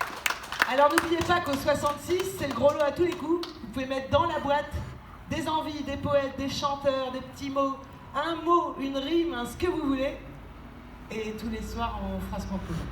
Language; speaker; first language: French; native; French